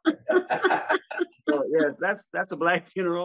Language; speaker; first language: English; native; English